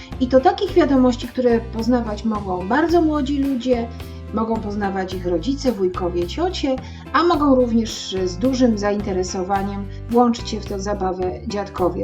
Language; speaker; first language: Polish; native; Polish